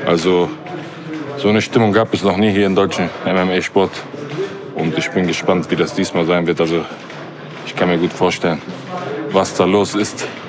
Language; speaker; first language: German; native; German